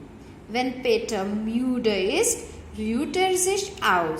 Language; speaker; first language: German; non-native, fluent; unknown